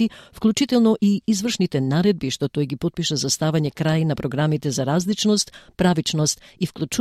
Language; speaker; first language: Macedonian; native; Macedonian